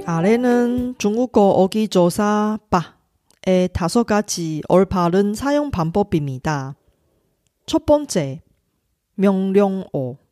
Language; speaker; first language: Korean; non-native, fluent; Chinese